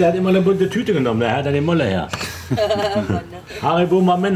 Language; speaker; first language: German; native; German